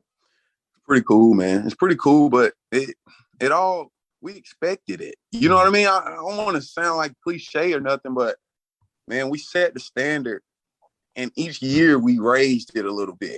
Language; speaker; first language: English; native; English